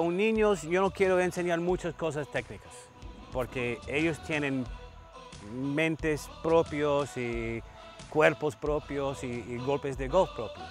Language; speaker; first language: Spanish; non-native, learner; English